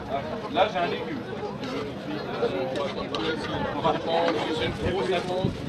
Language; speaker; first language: French; native; French